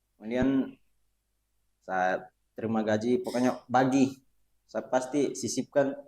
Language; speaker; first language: Indonesian; non-native, fluent; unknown